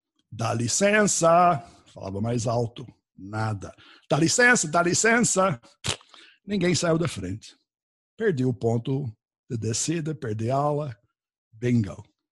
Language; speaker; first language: Portuguese; non-native, fluent; English